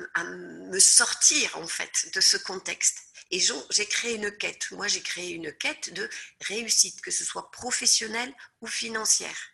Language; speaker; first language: French; native; French